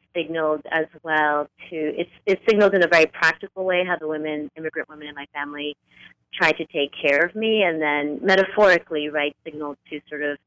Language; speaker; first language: English; native; English